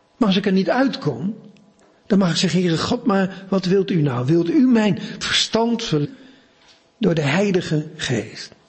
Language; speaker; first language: Dutch; native; Dutch